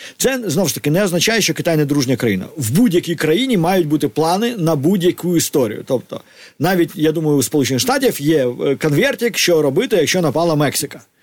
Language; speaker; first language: Ukrainian; native; Ukrainian